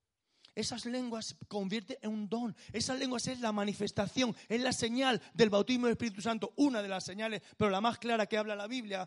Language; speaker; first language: Spanish; native; Spanish